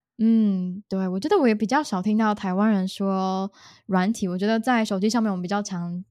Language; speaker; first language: Chinese; native; Chinese